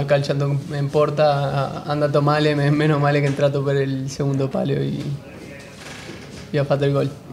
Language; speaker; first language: Italian; non-native, fluent; Spanish